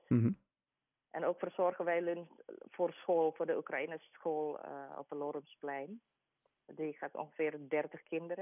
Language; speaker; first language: Dutch; non-native, learner; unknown